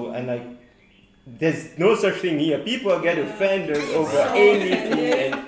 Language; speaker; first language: English; non-native, fluent; Morisyen